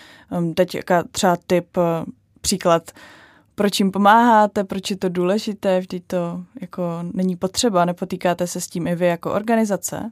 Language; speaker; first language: Czech; native; Czech